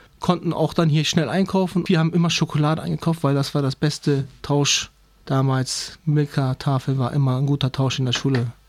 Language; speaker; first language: German; non-native, fluent; Turkish